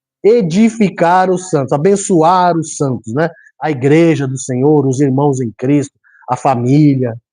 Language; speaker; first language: Portuguese; native; Portuguese